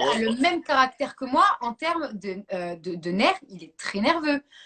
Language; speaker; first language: French; native; French